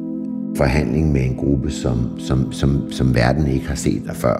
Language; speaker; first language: Danish; native; Danish